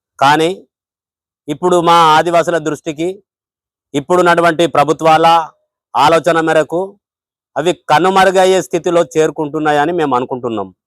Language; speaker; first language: Telugu; non-native, local second language; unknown